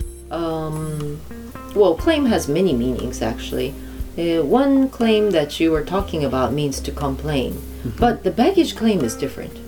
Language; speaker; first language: English; native; English